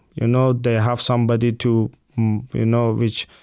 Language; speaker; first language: English; non-native, fluent; Persian